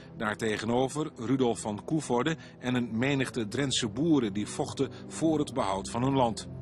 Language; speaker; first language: Dutch; native; Dutch